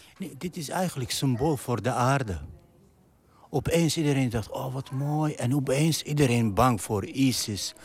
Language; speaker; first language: Dutch; non-native, fluent; Arabic